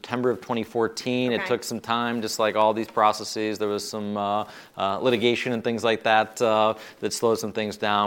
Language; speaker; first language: English; native; English